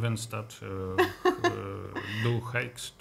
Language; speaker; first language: English; non-native, learner; Russian